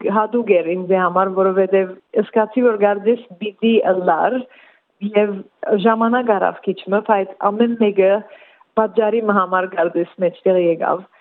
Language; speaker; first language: Armenian; early bilingual, heritage; Armenian